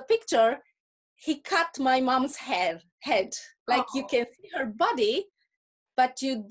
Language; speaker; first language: English; non-native, fluent; Russian